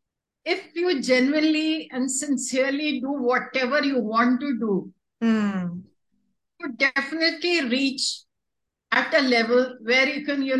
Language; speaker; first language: English; non-native, local second language; Hindi